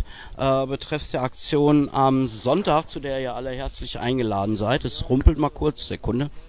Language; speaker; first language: German; native; German